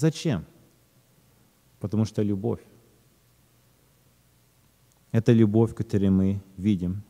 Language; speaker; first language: Russian; early bilingual, heritage; Russian